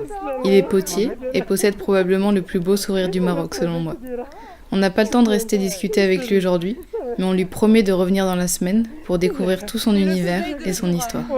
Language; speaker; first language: French; native; French